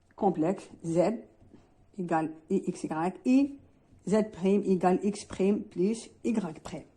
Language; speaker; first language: French; non-native, local second language; Arabic